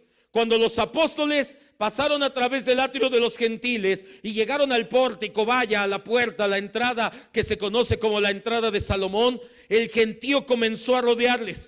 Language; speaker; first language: Spanish; native; Spanish